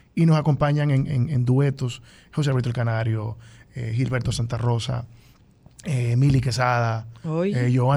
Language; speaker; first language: Spanish; native; Spanish